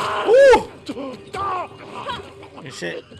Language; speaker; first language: English; native; English